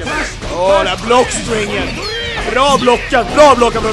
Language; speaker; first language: Swedish; native; Swedish